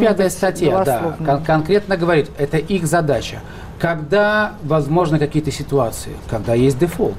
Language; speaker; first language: Russian; native; Russian